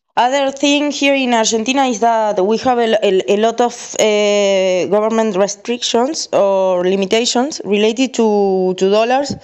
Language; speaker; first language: English; non-native, fluent; Spanish